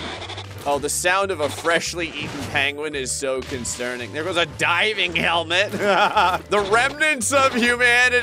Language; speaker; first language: English; native; English